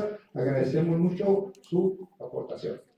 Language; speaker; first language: Spanish; native; Spanish